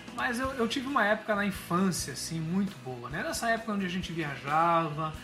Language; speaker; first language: Portuguese; native; Portuguese